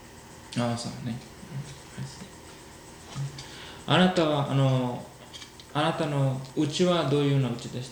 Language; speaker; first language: Japanese; early bilingual, heritage; Japanese